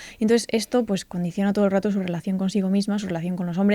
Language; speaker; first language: Spanish; native; Spanish